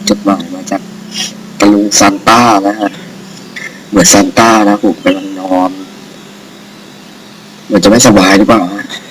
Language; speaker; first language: Thai; native; Thai